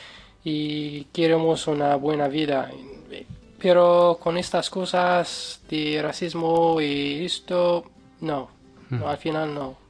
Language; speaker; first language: Spanish; non-native, learner; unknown